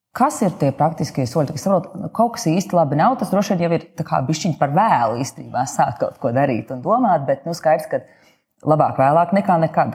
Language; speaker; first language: Latvian; native; Latvian